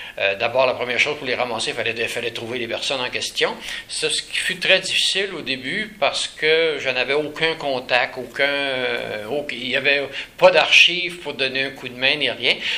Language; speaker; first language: French; native; French